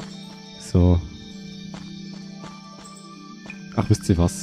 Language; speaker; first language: German; native; German